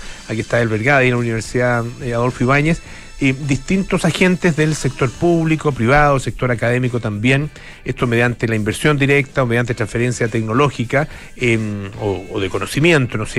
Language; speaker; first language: Spanish; native; Spanish